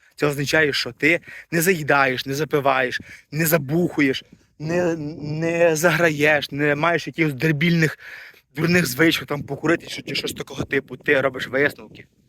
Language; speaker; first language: Ukrainian; native; Ukrainian